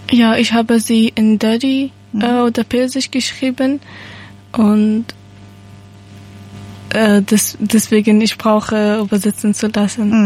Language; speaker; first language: German; non-native, learner; Persian